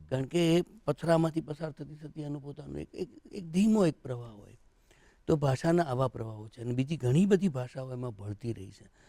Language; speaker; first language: Gujarati; native; Gujarati